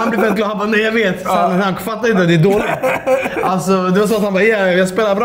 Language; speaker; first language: Swedish; native; Swedish